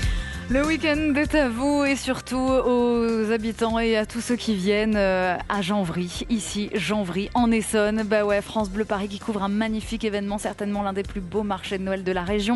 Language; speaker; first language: French; native; French